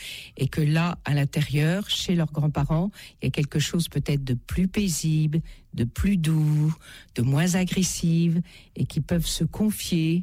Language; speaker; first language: French; native; French